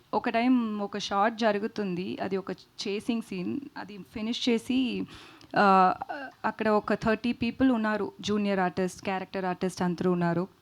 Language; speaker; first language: Telugu; non-native, local second language; Tamil